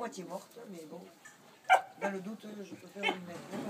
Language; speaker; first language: French; native; French